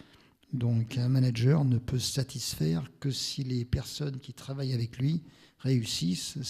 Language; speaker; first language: French; native; French